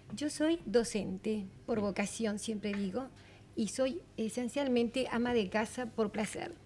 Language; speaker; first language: Spanish; early bilingual, other home language; Italian